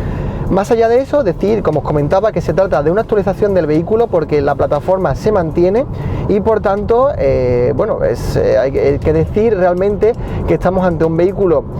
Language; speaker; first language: Spanish; native; Spanish